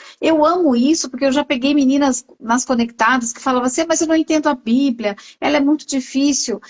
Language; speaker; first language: Portuguese; native; Portuguese